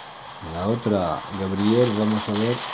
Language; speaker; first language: Spanish; non-native, learner; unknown